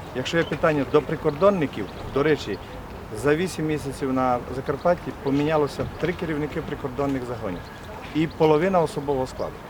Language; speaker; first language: Ukrainian; native; Ukrainian